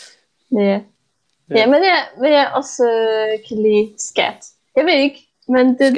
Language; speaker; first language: Danish; non-native, fluent; Polish